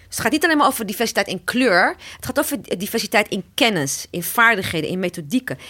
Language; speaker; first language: Dutch; early bilingual, other home language; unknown